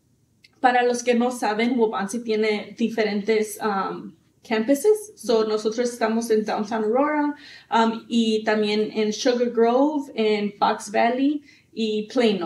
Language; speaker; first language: Spanish; early bilingual, heritage; Spanish